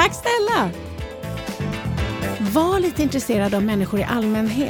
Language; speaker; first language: Swedish; native; Swedish